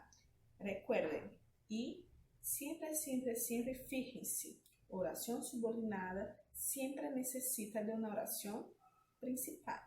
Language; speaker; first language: Spanish; non-native, fluent; Portuguese